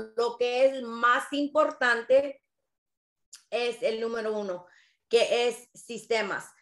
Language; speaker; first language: Spanish; early bilingual, other home language; English